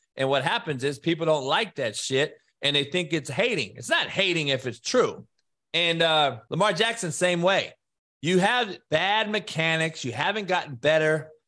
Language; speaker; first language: English; native; English